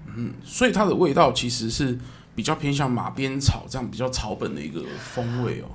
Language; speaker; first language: Chinese; native; Chinese